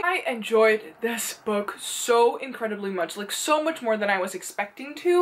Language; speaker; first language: English; non-native, fluent; Dutch